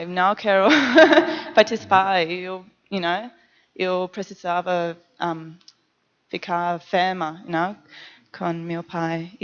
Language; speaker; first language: Portuguese; non-native, learner; English